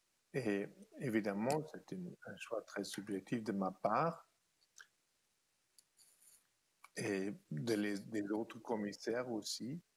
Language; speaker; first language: French; non-native, fluent; German